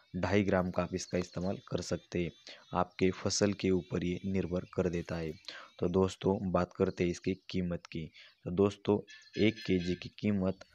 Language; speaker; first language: Hindi; non-native, local second language; Marathi